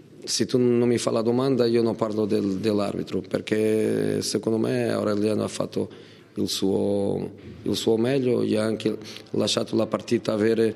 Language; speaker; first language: Italian; non-native, fluent; Portuguese